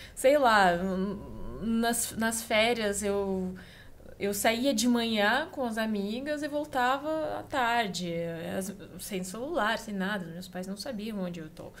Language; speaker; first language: Portuguese; non-native, fluent; Russian